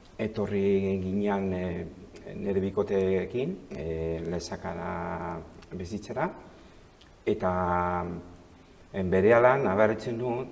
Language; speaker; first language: Basque; non-native, local second language; Spanish